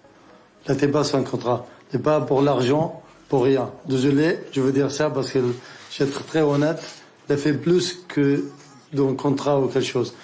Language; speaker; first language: French; non-native, learner; Arabic